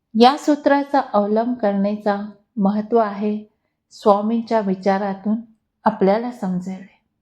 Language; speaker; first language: Marathi; non-native, local second language; Hindi